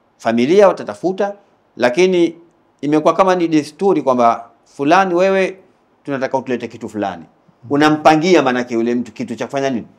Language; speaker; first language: Swahili; native; Swahili